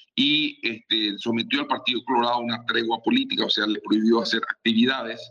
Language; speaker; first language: Spanish; native; Spanish